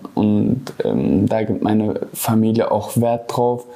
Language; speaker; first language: German; native; German